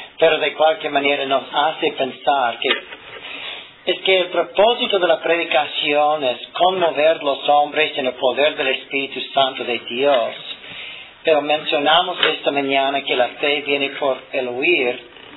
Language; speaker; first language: Spanish; non-native, fluent; English